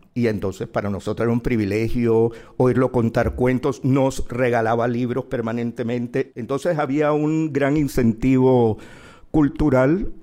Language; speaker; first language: Spanish; native; Spanish